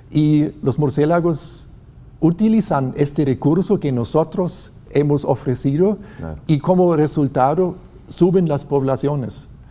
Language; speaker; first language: Spanish; non-native, fluent; German